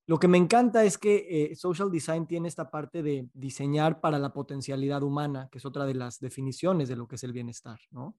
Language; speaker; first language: Spanish; native; Spanish